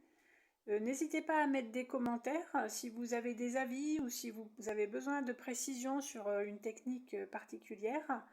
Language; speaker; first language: French; native; French